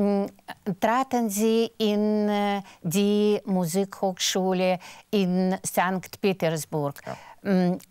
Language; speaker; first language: German; non-native, fluent; Russian